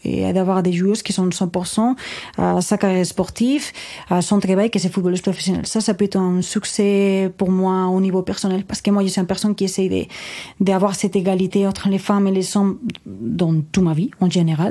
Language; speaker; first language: French; non-native, fluent; Spanish